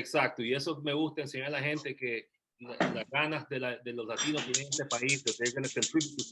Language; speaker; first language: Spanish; early bilingual, heritage; Spanish